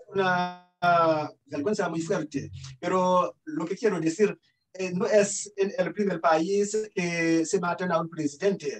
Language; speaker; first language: Spanish; non-native, fluent; Haitian Creole